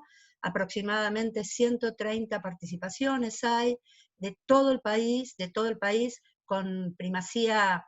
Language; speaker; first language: Spanish; native; Spanish